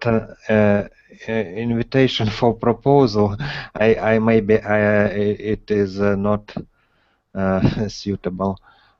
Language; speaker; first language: English; non-native, learner; Russian